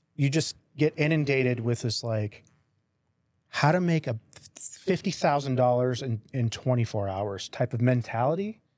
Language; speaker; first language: English; native; English